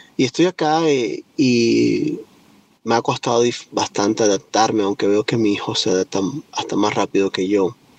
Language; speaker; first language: Spanish; native; Spanish